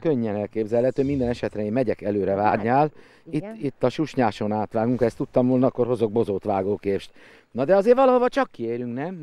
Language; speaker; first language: Hungarian; native; Hungarian